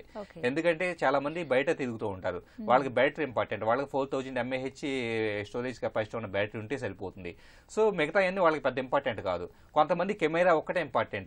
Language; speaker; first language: Telugu; native; Telugu